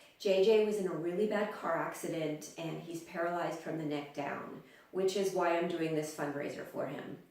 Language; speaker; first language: English; native; English